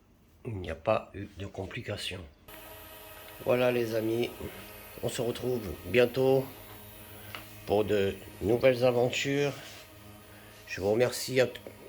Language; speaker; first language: French; native; French